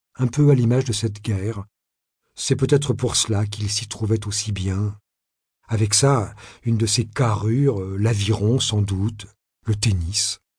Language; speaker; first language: French; native; French